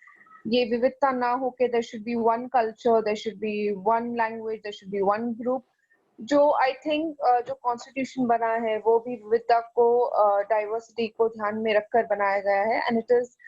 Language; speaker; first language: Hindi; native; Hindi